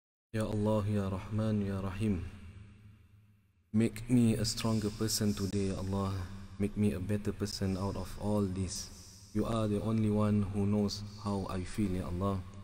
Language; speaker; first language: English; non-native, local second language; Malay